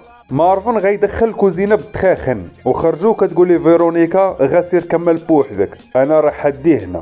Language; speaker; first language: Arabic; native; Arabic